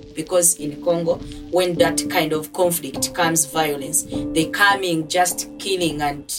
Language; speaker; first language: English; non-native, fluent; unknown